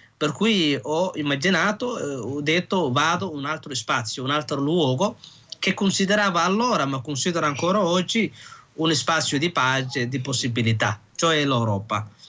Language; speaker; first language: Italian; non-native, fluent; Somali